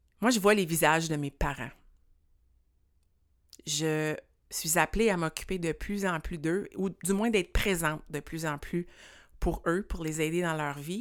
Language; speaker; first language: French; native; French